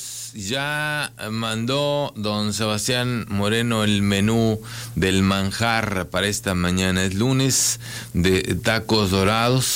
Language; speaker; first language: Spanish; native; Spanish